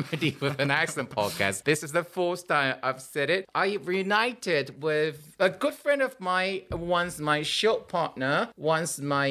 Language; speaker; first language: English; non-native, fluent; Chinese